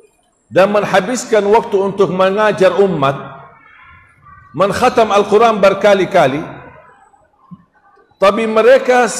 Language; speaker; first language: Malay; non-native, fluent; Arabic